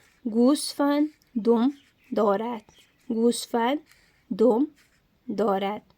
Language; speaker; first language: Persian; non-native, learner; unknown